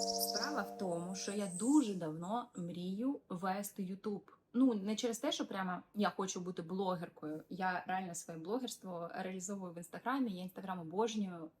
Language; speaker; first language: Ukrainian; non-native, local second language; Russian